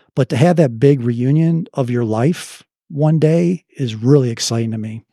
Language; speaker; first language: English; native; English